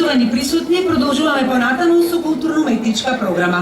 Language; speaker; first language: Macedonian; native; Macedonian